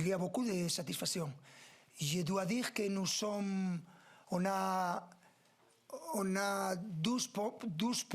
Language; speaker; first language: French; non-native, fluent; Spanish